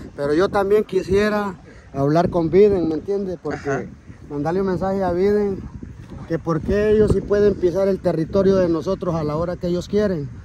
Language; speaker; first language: Spanish; native; Spanish